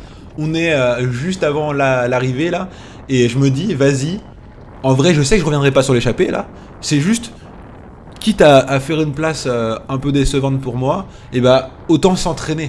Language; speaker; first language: French; native; French